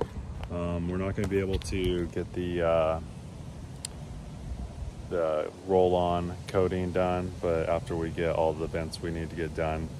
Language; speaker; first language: English; native; English